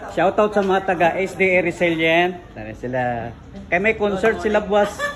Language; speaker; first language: Filipino; non-native, local second language; Hiligaynon